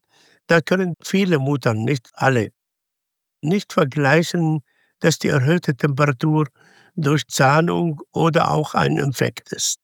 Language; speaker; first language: German; non-native, fluent; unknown